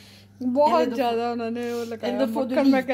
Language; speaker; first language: Swedish; non-native, learner; Punjabi